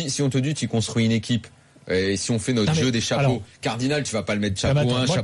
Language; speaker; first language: French; native; French